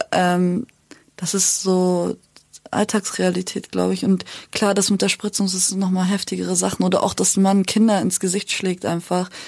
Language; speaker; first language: German; early bilingual, other home language; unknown